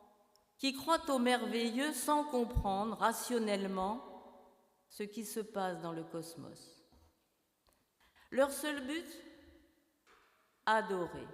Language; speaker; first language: French; native; French